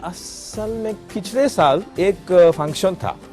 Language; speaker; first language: Hindi; non-native, fluent; Japanese